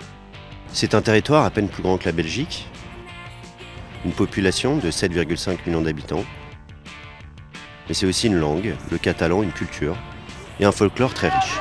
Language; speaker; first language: French; native; French